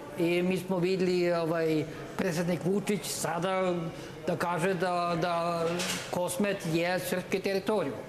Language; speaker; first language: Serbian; non-native, learner; Norwegian